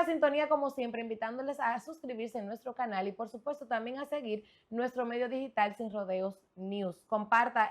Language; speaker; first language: Spanish; native; Spanish